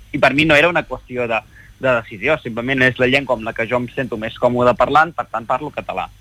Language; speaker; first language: Catalan; early bilingual, other home language; Chinese